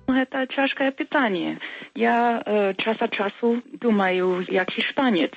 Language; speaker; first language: Belarusian; early bilingual, heritage; Belarusian